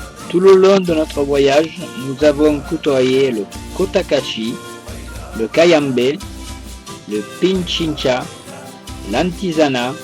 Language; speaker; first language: French; native; French